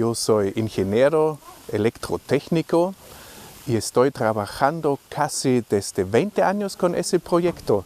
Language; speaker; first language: Spanish; non-native, fluent; German